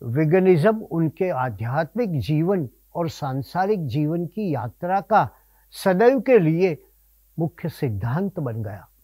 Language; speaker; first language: Hindi; non-native, local second language; Gujarati